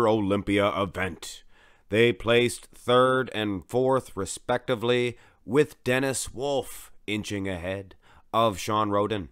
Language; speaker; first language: English; native; English